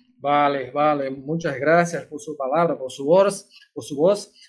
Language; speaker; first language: Spanish; non-native, learner; Portuguese